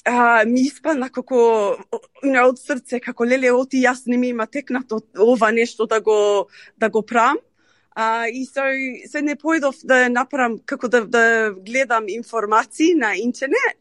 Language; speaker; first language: Macedonian; early bilingual, heritage; Macedonian